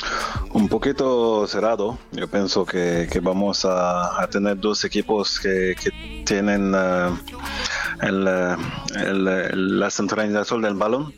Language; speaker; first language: Spanish; non-native, fluent; French